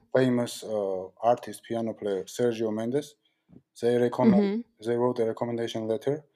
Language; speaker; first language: English; non-native, fluent; Georgian